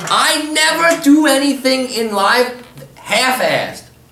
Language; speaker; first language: English; early bilingual, other home language; German